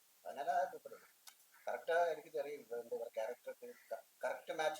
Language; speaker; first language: Tamil; non-native, learner; Malayalam